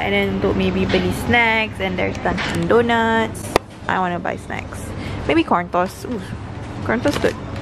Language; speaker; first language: English; non-native, local second language; Malay